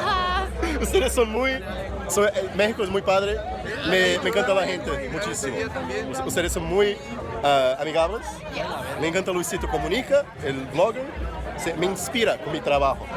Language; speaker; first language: Spanish; non-native, fluent; Portuguese